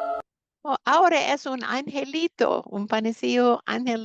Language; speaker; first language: Spanish; non-native, fluent; English